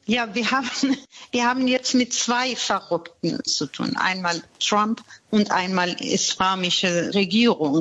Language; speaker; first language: German; non-native, fluent; Persian